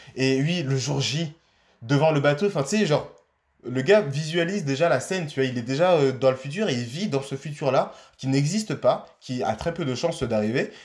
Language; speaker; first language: French; native; French